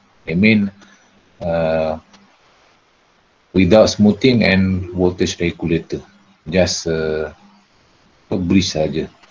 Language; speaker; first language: English; non-native, local second language; Malay